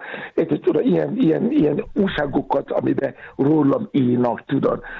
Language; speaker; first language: Hungarian; non-native, fluent; Yoruba